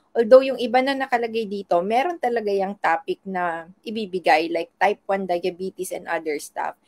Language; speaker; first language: Filipino; non-native, local second language; Iloko